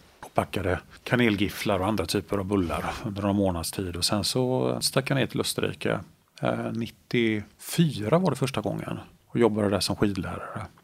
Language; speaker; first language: Swedish; native; Swedish